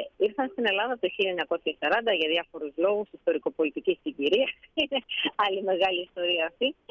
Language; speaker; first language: Greek; native; Greek